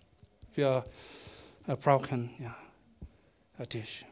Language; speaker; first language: German; non-native, learner; Korean